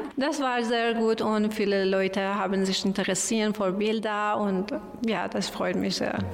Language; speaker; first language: German; non-native, fluent; Persian